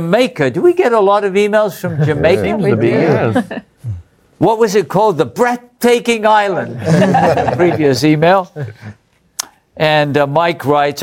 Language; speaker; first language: English; native; English